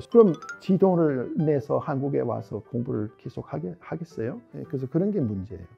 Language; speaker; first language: Korean; non-native, fluent; English